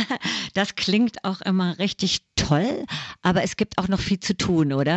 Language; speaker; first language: German; native; German